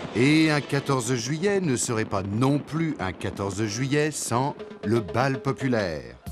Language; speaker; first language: French; native; French